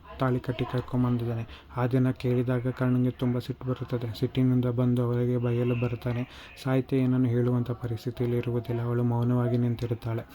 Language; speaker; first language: Kannada; native; Kannada